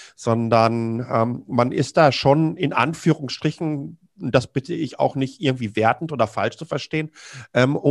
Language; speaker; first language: German; native; German